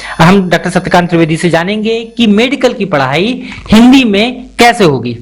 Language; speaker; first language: Hindi; native; Hindi